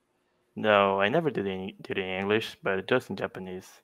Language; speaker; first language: English; non-native, fluent; Portuguese